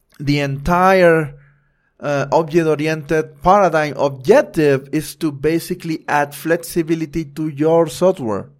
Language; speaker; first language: English; non-native, fluent; Spanish